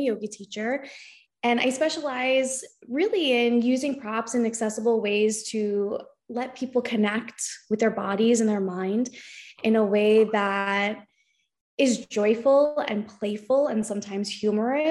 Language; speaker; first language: English; native; English